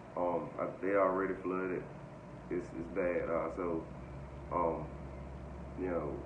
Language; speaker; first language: English; native; English